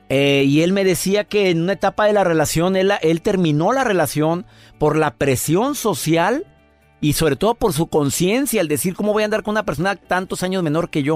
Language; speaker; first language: Spanish; native; Spanish